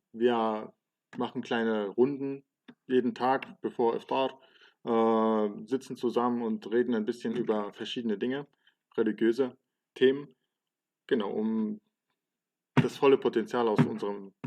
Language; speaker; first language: German; early bilingual, other home language; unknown